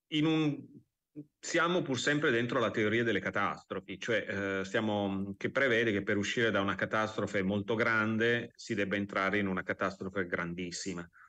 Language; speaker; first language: Italian; native; Italian